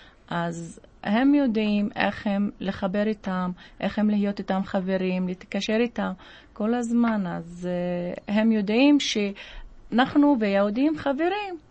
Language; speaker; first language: Hebrew; non-native, local second language; Arabic